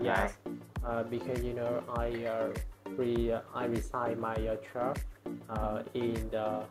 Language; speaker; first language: English; non-native, learner; Vietnamese